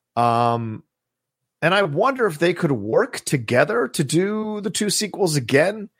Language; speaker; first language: English; native; English